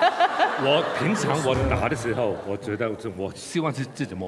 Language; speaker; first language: Chinese; non-native, local second language; Cantonese